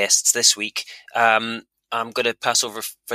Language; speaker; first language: English; native; English